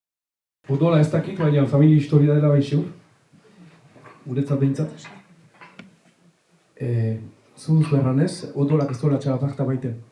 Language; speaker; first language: Basque; native; Basque